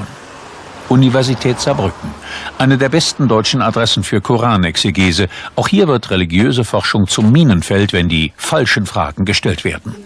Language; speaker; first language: German; native; German